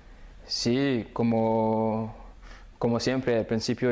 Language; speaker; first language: Spanish; non-native, fluent; French